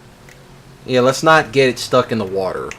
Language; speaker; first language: English; native; English